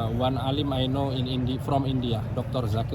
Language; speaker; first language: English; non-native, learner; Indonesian